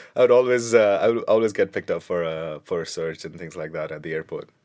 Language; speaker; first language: English; non-native, local second language; Punjabi